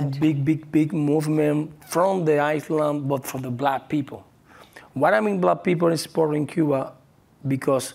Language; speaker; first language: English; non-native, learner; Spanish